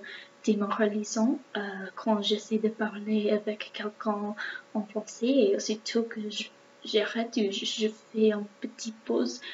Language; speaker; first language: French; non-native, learner; English